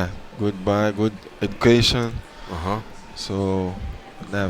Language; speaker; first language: English; non-native, learner; Portuguese